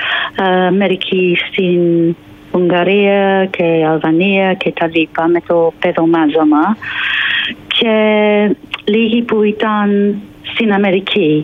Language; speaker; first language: Greek; non-native, fluent; English